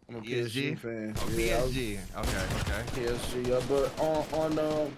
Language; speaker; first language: English; native; English